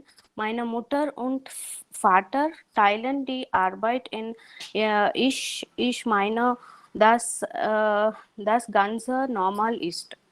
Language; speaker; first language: German; non-native, learner; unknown